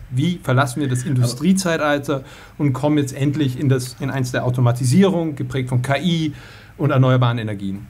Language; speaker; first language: German; native; German